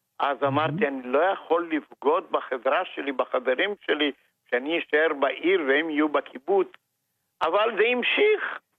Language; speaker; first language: Hebrew; non-native, fluent; Romanian